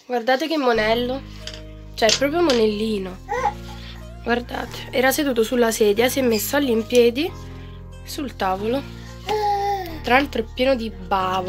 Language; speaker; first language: Italian; native; Italian